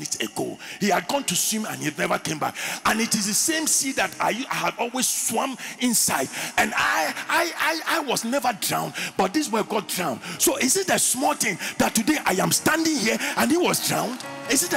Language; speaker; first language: English; non-native, local second language; Akan